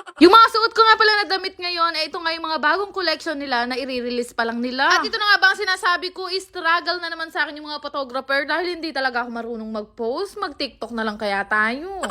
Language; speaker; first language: Filipino; native; Filipino